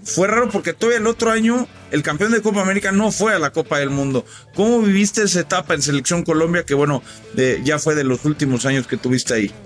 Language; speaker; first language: Spanish; native; Spanish